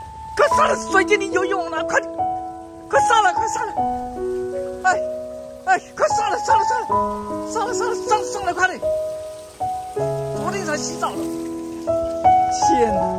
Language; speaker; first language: Chinese; native; Chinese